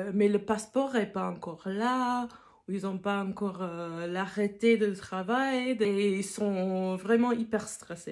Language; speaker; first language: French; non-native, fluent; English